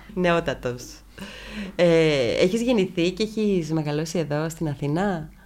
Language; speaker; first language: Greek; native; Greek